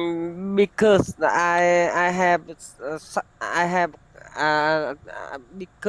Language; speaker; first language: English; non-native, learner; Vietnamese